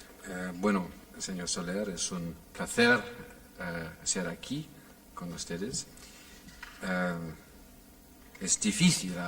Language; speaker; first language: Spanish; non-native, fluent; English